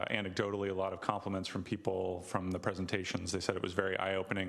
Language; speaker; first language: English; native; English